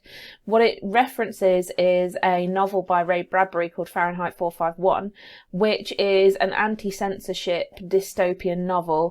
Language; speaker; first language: English; native; English